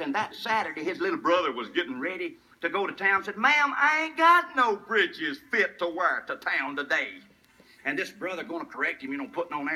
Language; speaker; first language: English; native; English